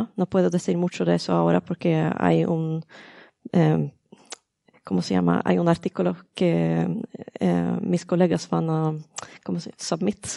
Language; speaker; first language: Spanish; non-native, learner; Swedish